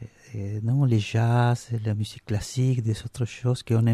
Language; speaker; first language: French; non-native, learner; Spanish